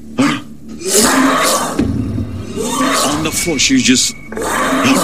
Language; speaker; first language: English; non-native, local second language; Urdu